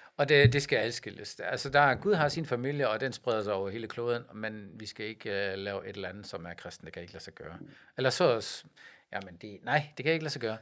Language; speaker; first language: Danish; non-native, fluent; German